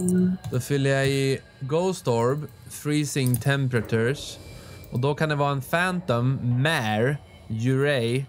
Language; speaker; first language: Swedish; native; Swedish